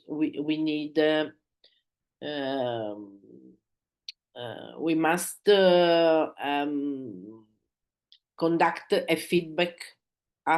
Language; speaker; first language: English; non-native, learner; Italian